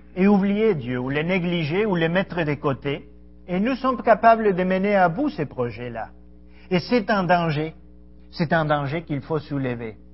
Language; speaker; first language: French; non-native, fluent; Spanish